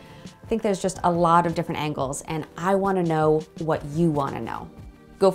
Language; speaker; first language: English; native; English